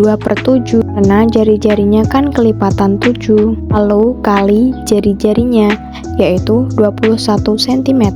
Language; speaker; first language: Indonesian; native; Indonesian